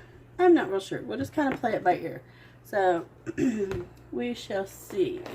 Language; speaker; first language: English; native; English